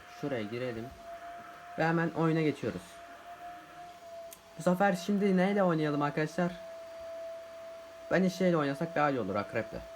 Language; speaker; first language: Turkish; native; Turkish